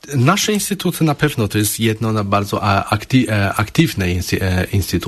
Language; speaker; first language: Polish; non-native, learner; Chinese